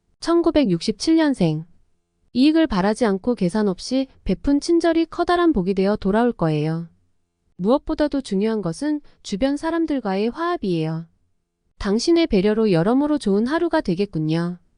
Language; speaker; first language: Korean; native; Korean